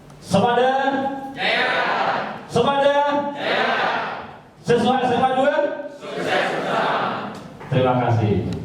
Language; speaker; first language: Indonesian; native; Indonesian